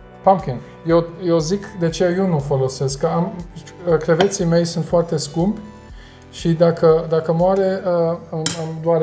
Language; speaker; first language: Romanian; non-native, learner; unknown